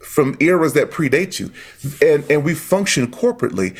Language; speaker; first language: English; native; English